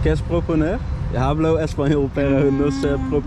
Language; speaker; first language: Spanish; non-native, learner; Dutch